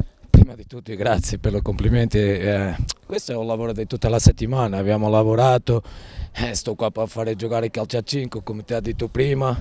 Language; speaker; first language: Italian; non-native, learner; Portuguese